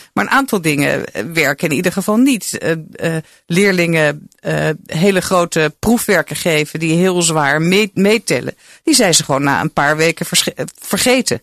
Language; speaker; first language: Dutch; native; Dutch